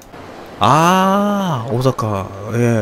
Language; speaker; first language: Japanese; non-native, learner; Korean